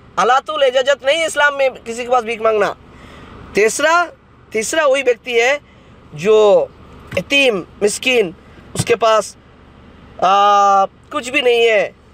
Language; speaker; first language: Hindi; non-native, local second language; Bangla